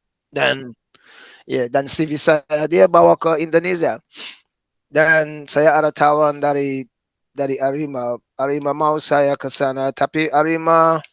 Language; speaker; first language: Indonesian; non-native, fluent; English